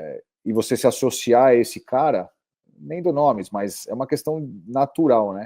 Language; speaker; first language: Portuguese; native; Portuguese